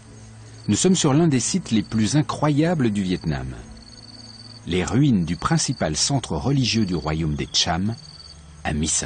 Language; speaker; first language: French; native; French